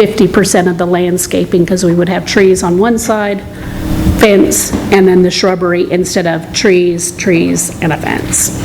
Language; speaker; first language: English; native; English